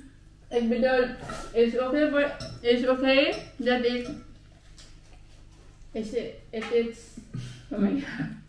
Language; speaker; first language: Dutch; non-native, learner; Filipino